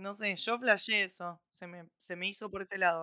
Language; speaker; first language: Spanish; native; Spanish